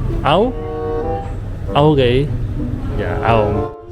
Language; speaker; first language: Japanese; non-native, learner; Filipino